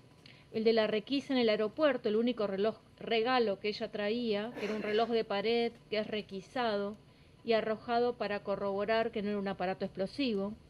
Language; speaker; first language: Spanish; native; Spanish